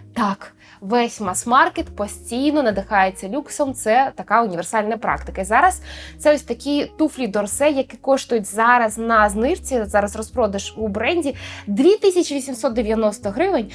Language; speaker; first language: Ukrainian; native; Ukrainian